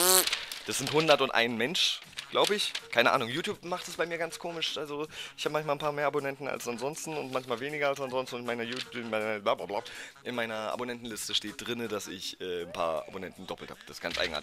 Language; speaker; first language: German; native; German